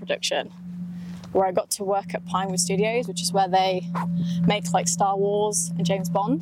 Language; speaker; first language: English; native; English